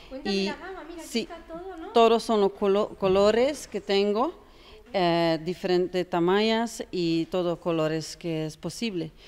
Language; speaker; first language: Spanish; non-native, learner; English